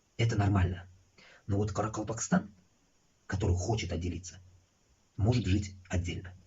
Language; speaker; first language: Russian; non-native, local second language; Uzbek